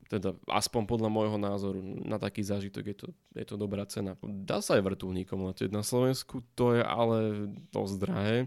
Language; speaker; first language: Slovak; native; Slovak